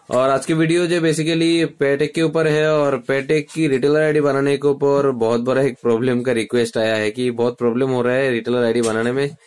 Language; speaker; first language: Hindi; non-native, local second language; Bangla